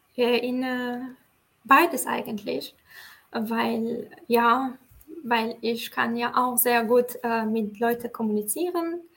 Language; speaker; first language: German; non-native, fluent; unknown